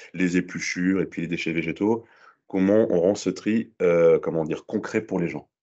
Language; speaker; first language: French; native; French